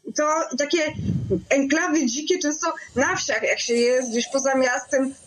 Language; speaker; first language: Polish; native; Polish